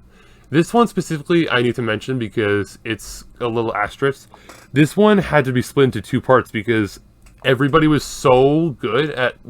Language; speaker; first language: English; native; English